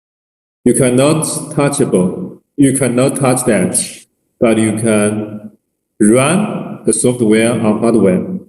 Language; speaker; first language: English; non-native, learner; Chinese